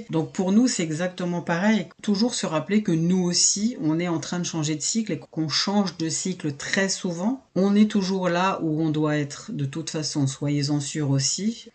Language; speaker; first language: French; native; French